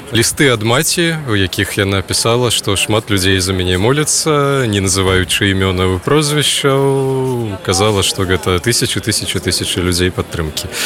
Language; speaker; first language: Belarusian; non-native, local second language; Russian